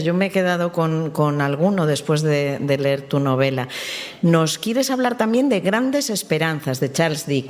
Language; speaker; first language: Spanish; native; Spanish